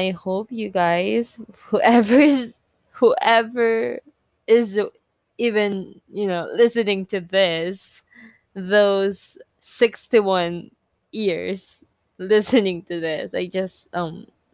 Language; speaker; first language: English; non-native, local second language; Filipino